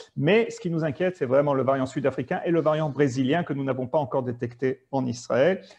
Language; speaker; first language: French; native; French